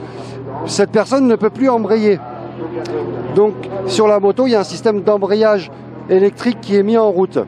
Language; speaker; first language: French; native; French